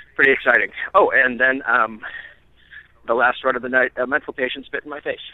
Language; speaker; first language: English; early bilingual, other home language; Danish